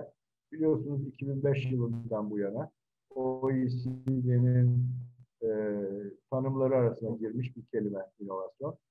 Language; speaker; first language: Turkish; native; Turkish